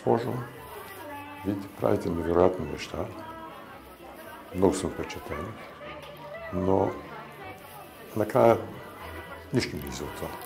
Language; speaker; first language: Bulgarian; early bilingual, heritage; Bulgarian